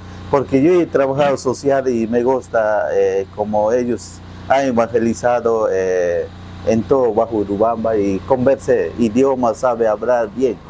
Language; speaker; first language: Spanish; non-native, local second language; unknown